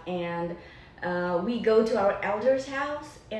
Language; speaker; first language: English; non-native, local second language; Nepali